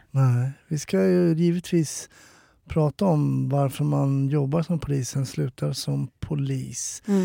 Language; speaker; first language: Swedish; native; Swedish